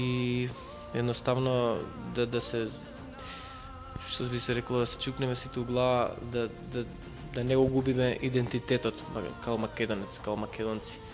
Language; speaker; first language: Macedonian; native; Macedonian